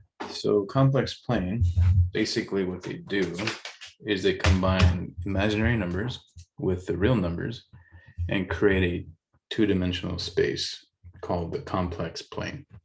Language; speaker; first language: English; native; English